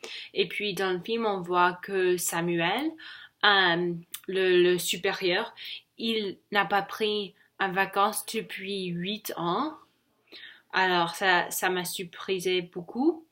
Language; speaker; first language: French; non-native, learner; English